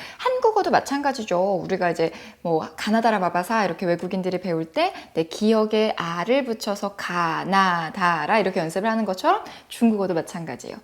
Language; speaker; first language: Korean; native; Korean